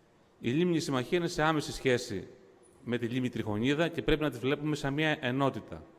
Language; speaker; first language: Greek; native; Greek